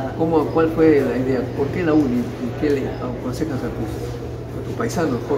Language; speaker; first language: Spanish; native; Spanish